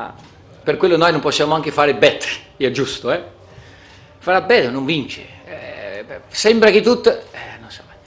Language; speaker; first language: Italian; non-native, fluent; Portuguese